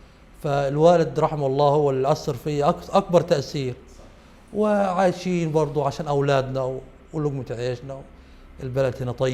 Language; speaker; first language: Arabic; native; Arabic